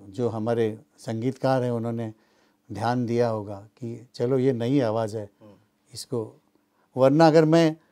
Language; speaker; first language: Hindi; non-native, local second language; Marathi